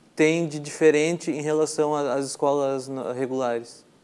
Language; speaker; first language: Portuguese; native; Portuguese